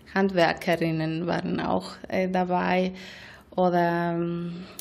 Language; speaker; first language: German; non-native, fluent; Spanish